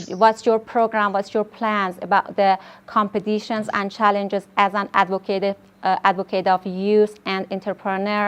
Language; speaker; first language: English; non-native, fluent; Persian